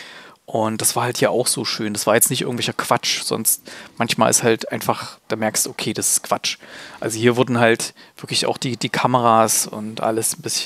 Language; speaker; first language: German; native; German